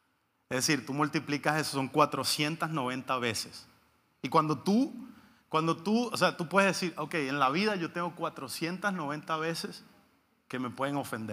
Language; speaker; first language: Spanish; native; Spanish